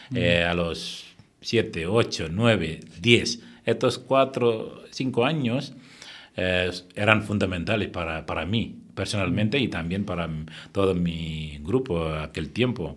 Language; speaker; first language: Spanish; non-native, fluent; Tamil